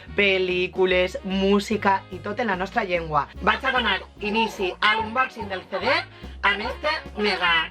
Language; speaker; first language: Catalan; native; Catalan